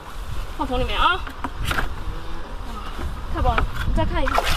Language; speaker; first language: Chinese; native; Chinese